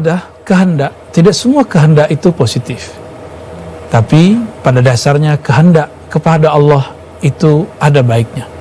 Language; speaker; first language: Indonesian; native; Indonesian